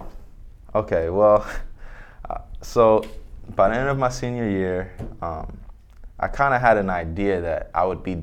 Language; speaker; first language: English; native; English